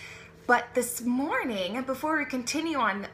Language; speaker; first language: English; native; English